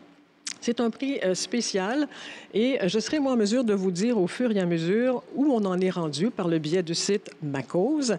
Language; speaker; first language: French; native; French